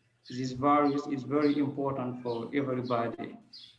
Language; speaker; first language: English; non-native, learner; French